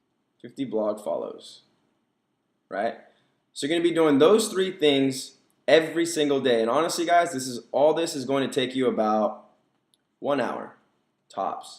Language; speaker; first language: English; native; English